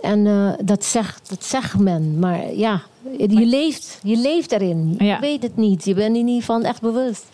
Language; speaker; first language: Dutch; non-native, local second language; Papiamento